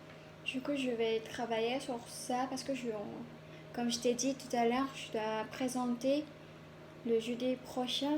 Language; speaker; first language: French; non-native, learner; Korean